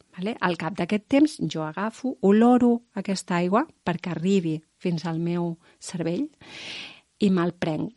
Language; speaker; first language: Catalan; non-native, local second language; Spanish